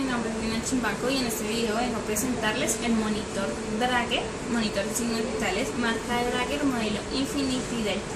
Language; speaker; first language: Spanish; native; Spanish